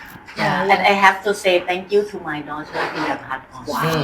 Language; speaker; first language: English; non-native, fluent; Thai